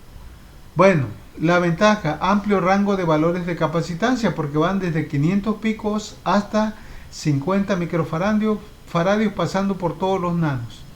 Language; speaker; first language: Spanish; native; Spanish